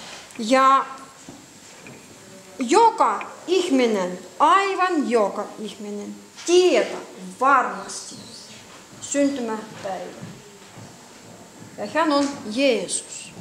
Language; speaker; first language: Finnish; non-native, learner; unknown